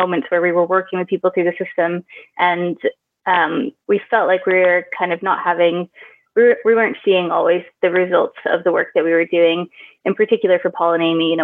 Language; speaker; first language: English; native; English